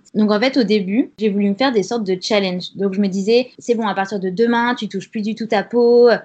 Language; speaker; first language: French; native; French